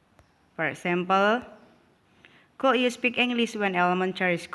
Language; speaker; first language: English; non-native, local second language; Indonesian